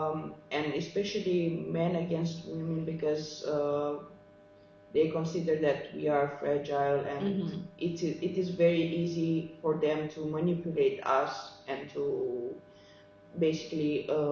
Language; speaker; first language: English; non-native, fluent; Romanian